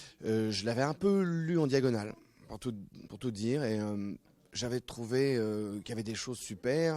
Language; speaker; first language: French; native; French